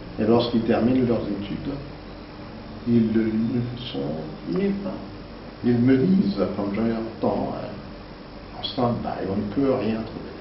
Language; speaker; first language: French; non-native, local second language; Luba-Lulua